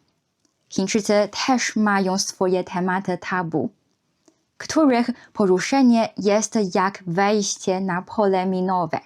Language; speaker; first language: Polish; non-native, fluent; Chinese